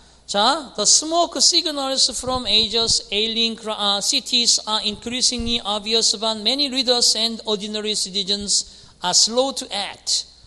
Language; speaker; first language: English; non-native, fluent; Korean